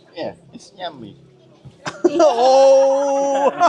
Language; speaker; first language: English; non-native, learner; Khmer